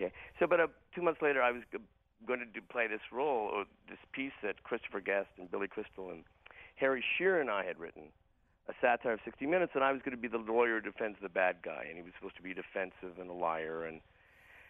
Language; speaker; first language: English; native; English